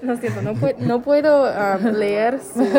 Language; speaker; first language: Spanish; non-native, learner; English